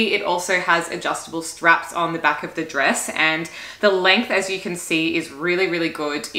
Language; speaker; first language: English; native; English